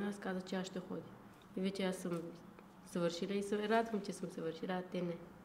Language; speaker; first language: Bulgarian; non-native, fluent; Kurdish